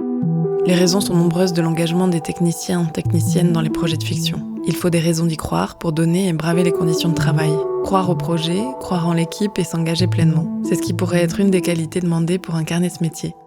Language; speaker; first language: French; native; French